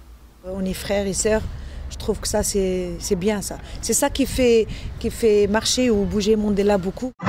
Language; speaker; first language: French; non-native, learner; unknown